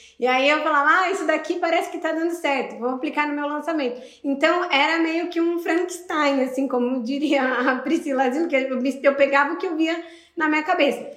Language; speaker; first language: Portuguese; native; Portuguese